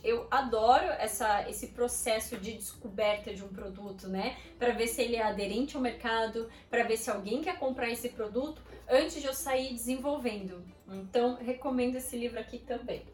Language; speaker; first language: Portuguese; native; Portuguese